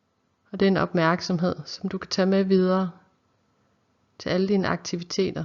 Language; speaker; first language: Danish; native; Danish